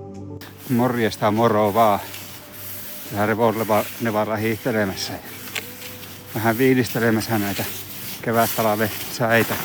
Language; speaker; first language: Finnish; native; Finnish